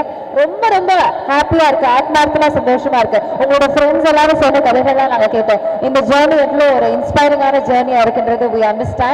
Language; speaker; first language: Tamil; native; Tamil